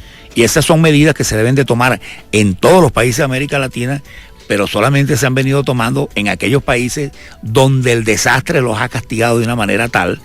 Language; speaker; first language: Spanish; native; Spanish